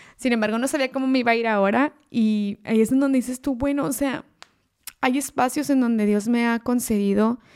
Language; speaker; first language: Spanish; native; Spanish